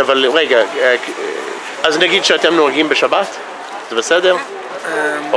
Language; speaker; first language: Hebrew; non-native, fluent; English